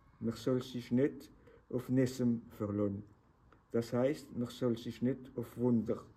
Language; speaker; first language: German; non-native, local second language; Swiss German